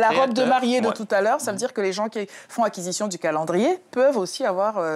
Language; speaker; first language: French; native; French